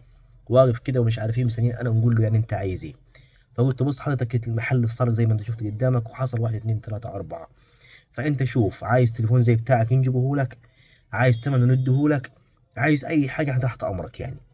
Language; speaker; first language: Arabic; native; Arabic